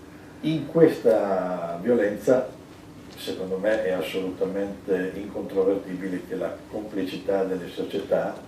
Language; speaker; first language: Italian; native; Italian